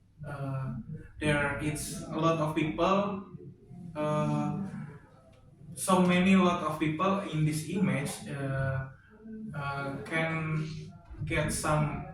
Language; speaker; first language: English; non-native, learner; Indonesian